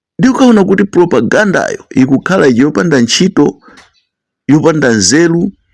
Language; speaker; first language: Nyanja; native; Nyanja